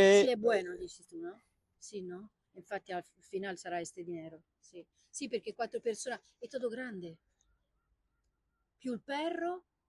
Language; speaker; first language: Spanish; non-native, learner; Italian